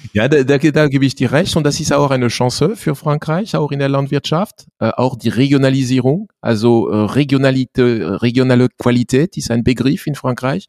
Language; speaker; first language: German; non-native, fluent; French